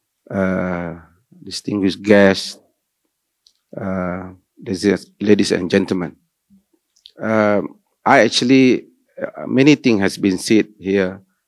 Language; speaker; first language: English; non-native, local second language; Malay